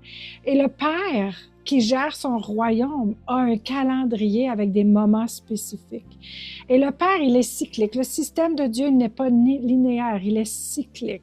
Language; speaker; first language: French; native; French